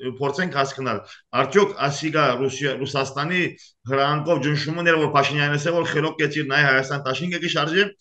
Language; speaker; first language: Armenian; early bilingual, heritage; Armenian